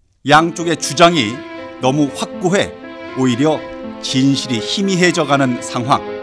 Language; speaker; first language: Korean; native; Korean